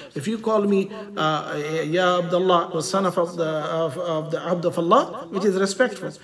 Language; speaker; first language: English; non-native, local second language; Urdu